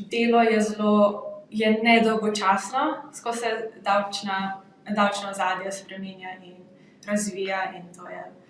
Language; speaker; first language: Slovenian; early bilingual, heritage; Slovenian